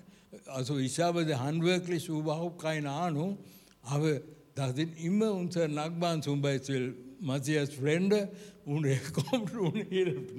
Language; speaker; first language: German; non-native, learner; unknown